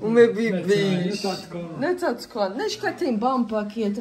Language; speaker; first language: Portuguese; early bilingual, heritage; Portuguese